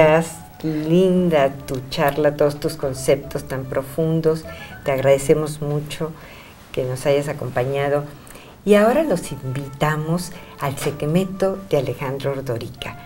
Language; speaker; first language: Spanish; native; Spanish